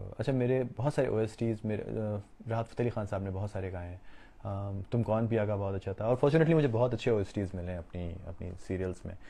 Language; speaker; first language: Urdu; native; Urdu